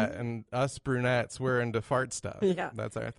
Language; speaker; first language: English; native; English